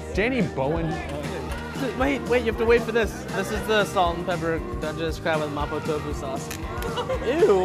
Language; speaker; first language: English; native; English